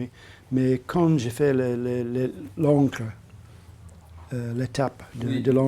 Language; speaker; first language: French; non-native, learner; English